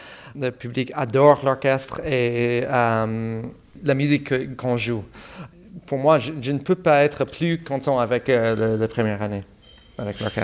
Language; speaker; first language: French; non-native, fluent; English